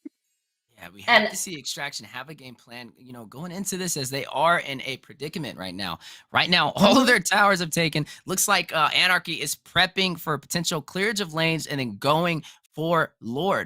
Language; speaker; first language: English; native; English